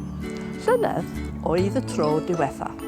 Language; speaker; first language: Welsh; non-native, fluent; English